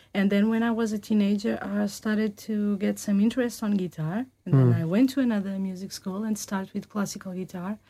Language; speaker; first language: English; non-native, learner; Portuguese